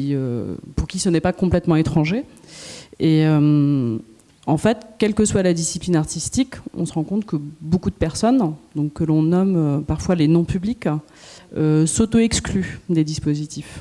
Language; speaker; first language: French; native; French